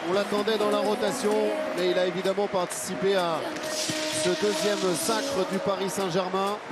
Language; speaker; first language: French; native; French